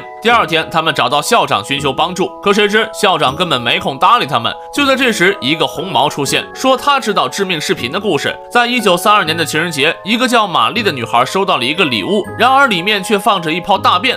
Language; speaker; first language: Chinese; native; Chinese